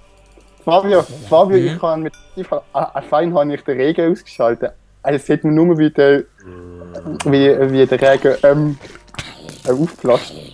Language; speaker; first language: German; native; German